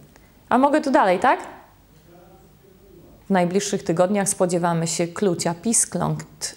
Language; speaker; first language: Polish; native; Polish